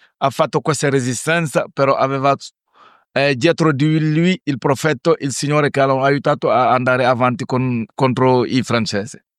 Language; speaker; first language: Italian; non-native, fluent; Wolof